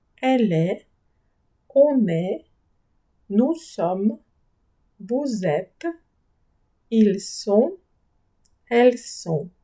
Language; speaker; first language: French; non-native, fluent; Ukrainian